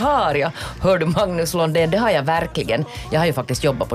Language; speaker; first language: Swedish; native; Swedish